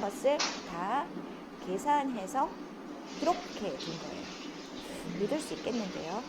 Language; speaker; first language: Korean; native; Korean